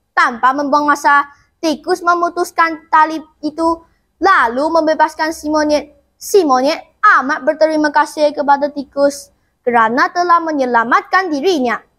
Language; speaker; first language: Malay; non-native, local second language; Chinese